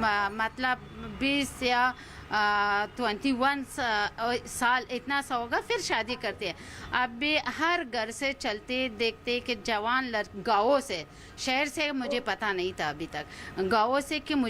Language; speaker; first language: Hindi; non-native, learner; Persian